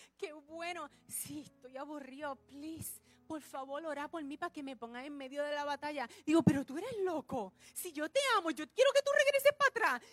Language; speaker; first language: Spanish; early bilingual, heritage; Spanish